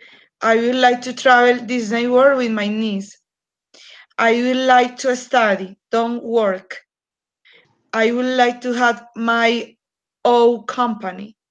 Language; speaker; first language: English; non-native, learner; Spanish